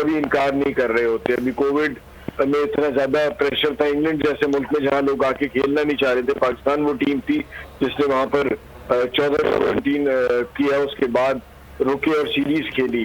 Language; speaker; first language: Urdu; non-native, local second language; Punjabi